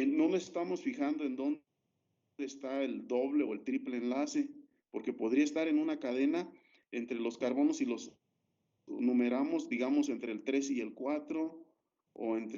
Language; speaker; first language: Spanish; native; Spanish